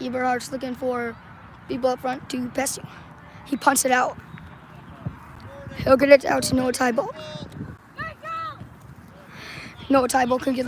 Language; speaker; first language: English; native; English